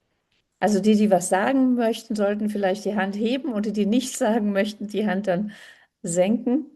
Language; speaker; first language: German; native; German